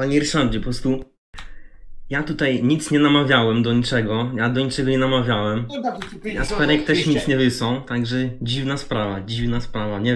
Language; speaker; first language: Polish; native; Polish